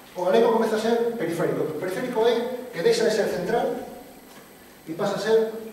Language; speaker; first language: Galician; non-native, local second language; Spanish